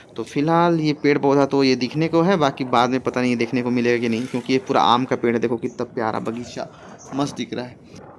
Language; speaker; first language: Hindi; native; Hindi